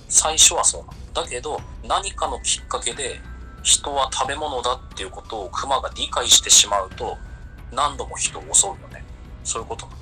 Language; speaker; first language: Japanese; native; Japanese